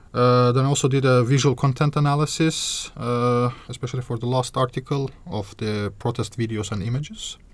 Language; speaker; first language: English; non-native, fluent; Azerbaijani